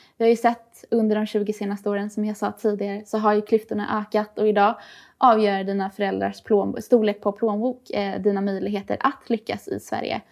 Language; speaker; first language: Swedish; early bilingual, other home language; Persian